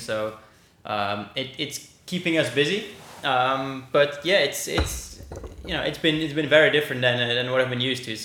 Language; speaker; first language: English; non-native, fluent; Dutch